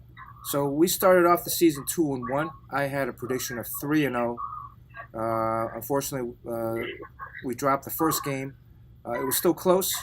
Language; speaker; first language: English; native; English